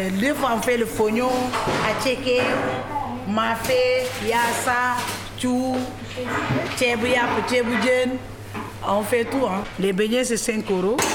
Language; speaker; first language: French; non-native, local second language; Wolof